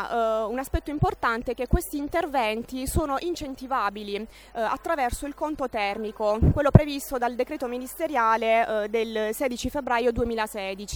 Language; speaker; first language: Italian; native; Italian